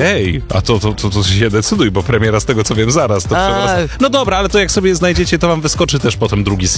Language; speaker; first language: Polish; native; Polish